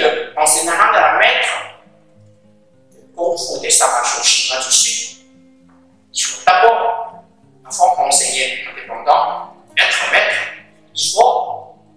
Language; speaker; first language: French; non-native, learner; Chinese